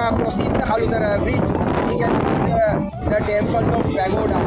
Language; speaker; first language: English; non-native, local second language; Sinhala